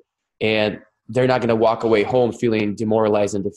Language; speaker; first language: English; non-native, fluent; Russian